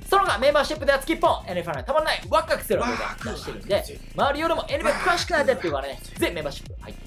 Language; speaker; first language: Japanese; native; Japanese